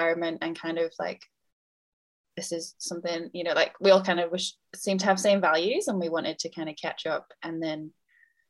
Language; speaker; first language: English; native; English